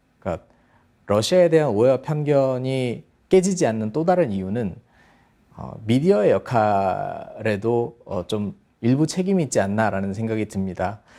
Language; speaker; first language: Korean; native; Korean